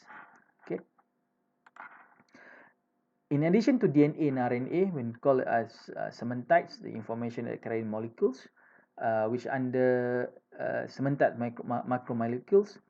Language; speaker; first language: English; non-native, fluent; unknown